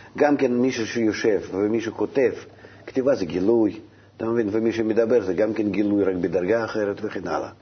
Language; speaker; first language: Hebrew; non-native, fluent; Russian